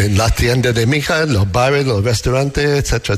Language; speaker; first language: Spanish; non-native, learner; English